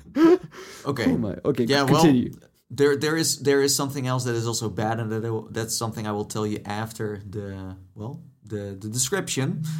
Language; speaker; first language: English; non-native, fluent; Dutch